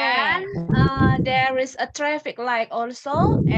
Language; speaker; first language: English; non-native, learner; Indonesian